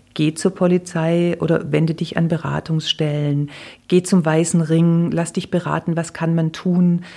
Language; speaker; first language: German; native; German